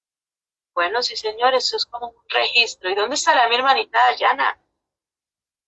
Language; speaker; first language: Spanish; native; Spanish